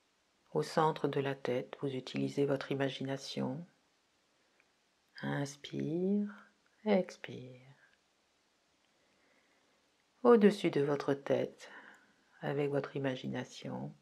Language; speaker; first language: French; native; French